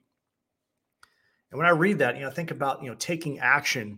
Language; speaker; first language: English; native; English